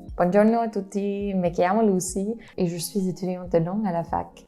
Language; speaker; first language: French; non-native, fluent; English